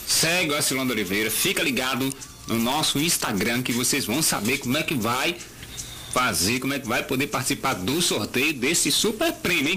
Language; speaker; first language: Portuguese; native; Portuguese